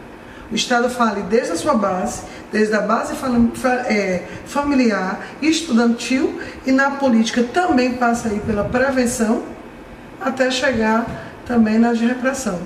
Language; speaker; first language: Portuguese; native; Portuguese